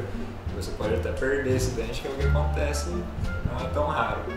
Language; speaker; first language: Portuguese; native; Portuguese